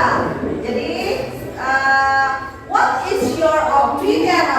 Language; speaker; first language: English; non-native, fluent; Indonesian